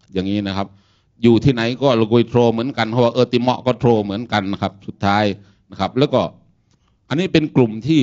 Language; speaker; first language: Thai; non-native, local second language; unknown